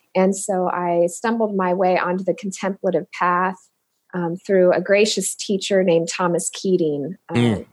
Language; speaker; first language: English; native; English